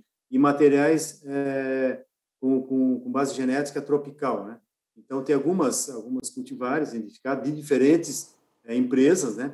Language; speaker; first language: Portuguese; native; Portuguese